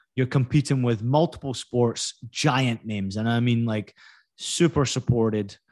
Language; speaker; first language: English; native; English